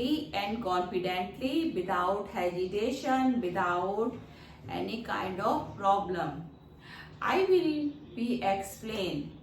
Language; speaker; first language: English; non-native, learner; Hindi